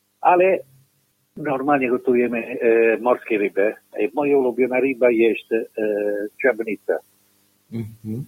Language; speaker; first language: Polish; non-native, learner; Italian